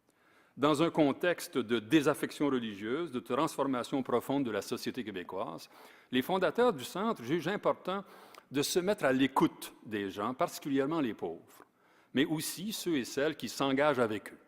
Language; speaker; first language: French; native; French